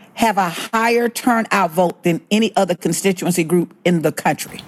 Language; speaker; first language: English; native; English